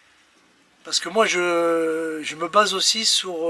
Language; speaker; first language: French; native; French